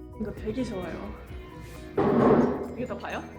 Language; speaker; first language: Korean; non-native, learner; English